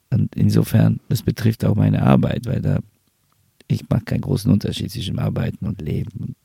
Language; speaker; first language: German; non-native, fluent; Bulgarian